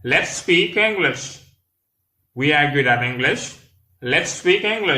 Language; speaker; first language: English; non-native, learner; Haitian Creole